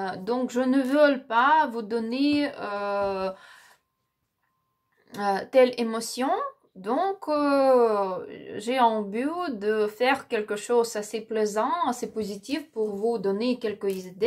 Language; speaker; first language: French; non-native, learner; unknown